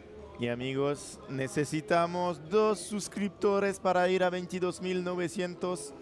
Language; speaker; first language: Spanish; non-native, learner; French